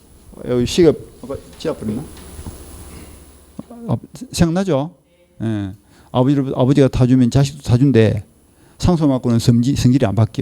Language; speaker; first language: Korean; native; Korean